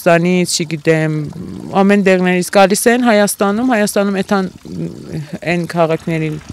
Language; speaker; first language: Armenian; early bilingual, heritage; Armenian